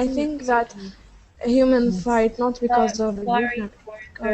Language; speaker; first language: English; non-native, fluent; Arabic